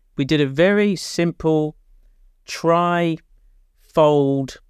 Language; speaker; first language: English; native; English